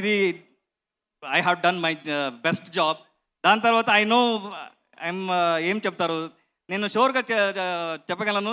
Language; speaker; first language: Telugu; non-native, learner; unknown